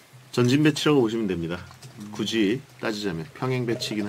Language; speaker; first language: Korean; native; Korean